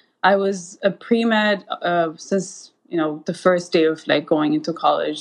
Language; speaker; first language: English; non-native, fluent; Amharic